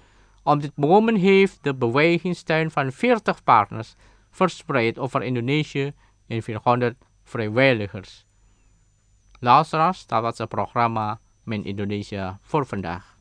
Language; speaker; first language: Dutch; non-native, learner; Indonesian